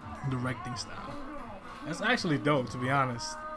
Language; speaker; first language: English; early bilingual, other home language; Spanish